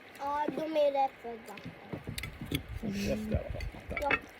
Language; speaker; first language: Swedish; early bilingual, other home language; Thai